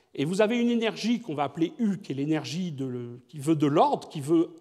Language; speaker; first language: French; native; French